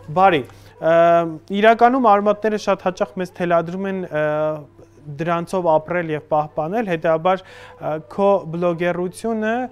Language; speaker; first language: Armenian; native; Armenian